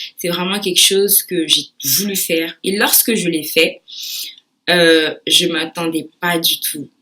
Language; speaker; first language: French; early bilingual, other home language; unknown